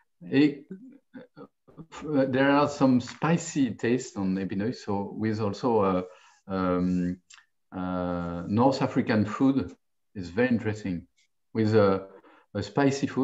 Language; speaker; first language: English; non-native, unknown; French